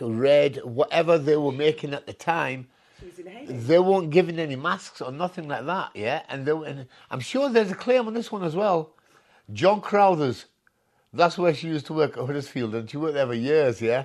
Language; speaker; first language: English; non-native, local second language; Punjabi